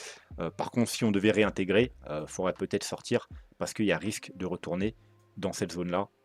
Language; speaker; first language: French; native; French